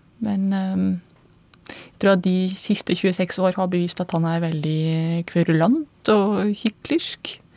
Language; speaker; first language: Norwegian; non-native, fluent; Russian